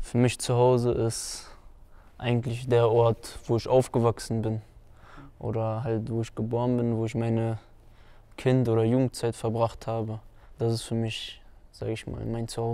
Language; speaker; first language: German; early bilingual, other home language; Turkish